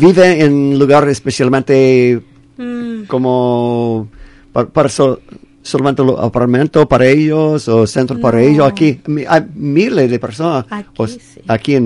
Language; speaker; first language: Spanish; non-native, fluent; English